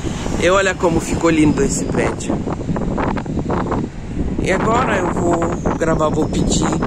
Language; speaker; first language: Portuguese; non-native, fluent; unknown